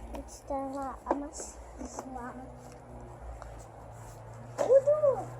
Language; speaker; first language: Turkish; non-native, learner; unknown